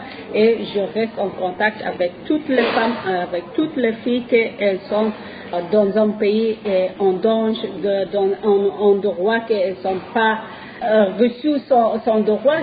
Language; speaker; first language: French; non-native, learner; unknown